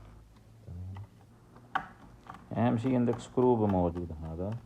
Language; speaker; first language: Arabic; non-native, learner; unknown